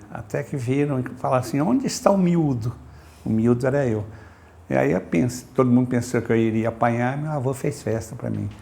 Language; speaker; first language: Portuguese; native; Portuguese